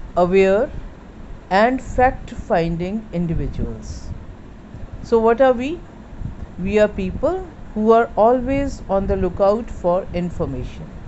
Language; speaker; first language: English; non-native, local second language; Punjabi